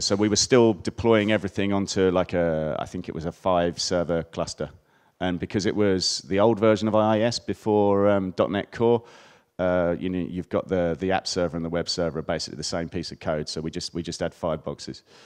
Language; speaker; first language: English; native; English